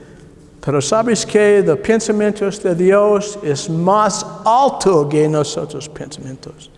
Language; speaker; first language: Spanish; non-native, learner; English